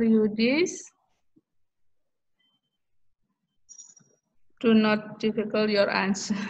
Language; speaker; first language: English; non-native, learner; Indonesian